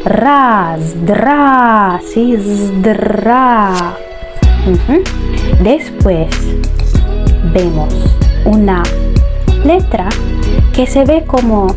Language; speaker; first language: Spanish; non-native, fluent; Russian